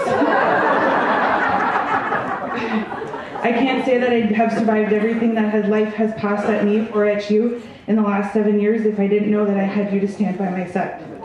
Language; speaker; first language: English; native; English